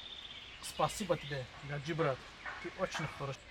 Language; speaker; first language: Russian; non-native, local second language; Lezghian